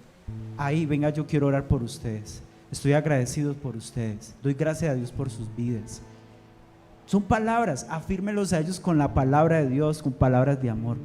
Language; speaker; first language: Spanish; native; Spanish